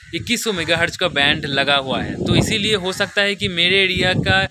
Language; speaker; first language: Hindi; non-native, local second language; Bangla